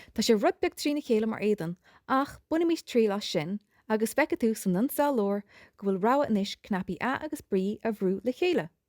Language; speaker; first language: Irish; native; Irish